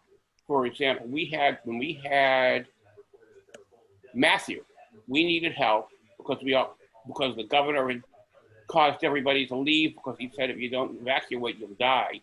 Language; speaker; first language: English; native; English